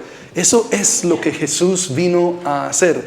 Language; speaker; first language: Spanish; native; Spanish